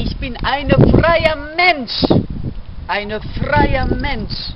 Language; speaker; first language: German; non-native, learner; Albanian